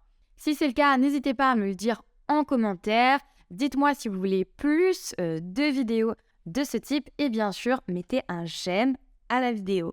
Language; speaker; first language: French; native; French